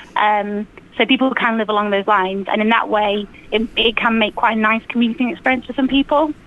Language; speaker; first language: English; native; English